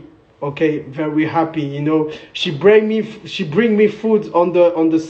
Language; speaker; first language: English; non-native, learner; French